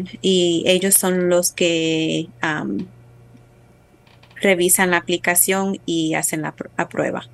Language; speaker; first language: Spanish; early bilingual, heritage; Spanish